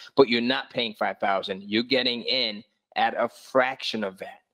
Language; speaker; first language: English; native; English